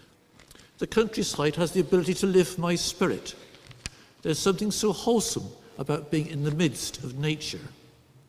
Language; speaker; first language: English; native; English